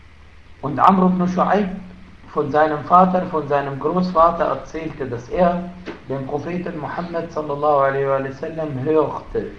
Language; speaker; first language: German; non-native, fluent; Arabic